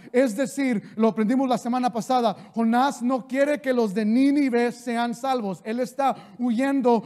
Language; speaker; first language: Spanish; early bilingual, heritage; Spanish